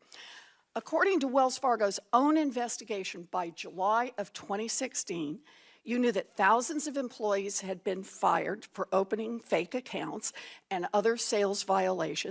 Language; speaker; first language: English; native; English